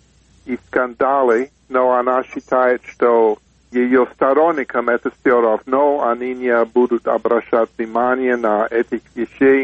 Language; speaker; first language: Russian; non-native, fluent; English